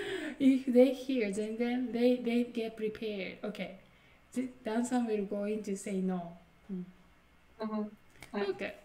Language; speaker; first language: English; non-native, fluent; Japanese